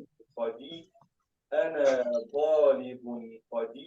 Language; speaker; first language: Arabic; non-native, learner; Urdu